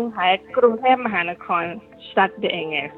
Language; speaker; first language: German; non-native, learner; Thai